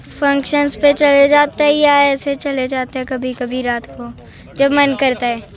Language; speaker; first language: Hindi; non-native, local second language; Punjabi